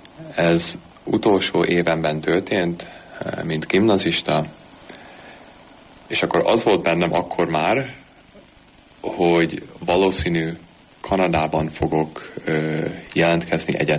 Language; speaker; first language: Hungarian; early bilingual, heritage; Hungarian